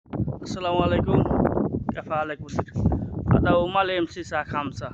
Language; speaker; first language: Arabic; non-native, learner; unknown